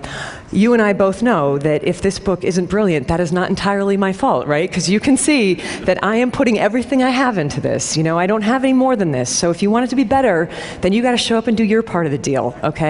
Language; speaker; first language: English; native; English